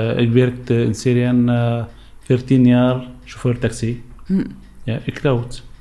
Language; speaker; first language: Dutch; non-native, learner; Arabic